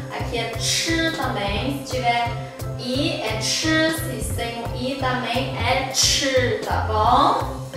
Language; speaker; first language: Portuguese; non-native, fluent; Chinese